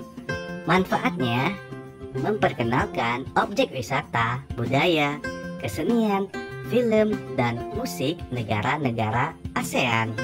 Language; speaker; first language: Indonesian; native; Indonesian